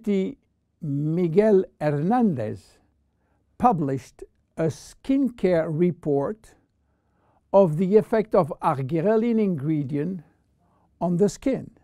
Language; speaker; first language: English; non-native, fluent; French